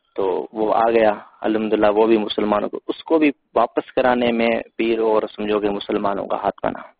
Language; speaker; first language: Urdu; non-native, local second language; Sindhi